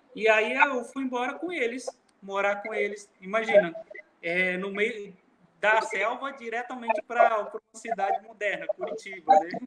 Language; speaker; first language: Portuguese; non-native, local second language; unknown